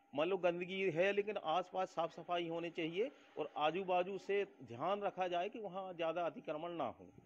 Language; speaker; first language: Hindi; native; Hindi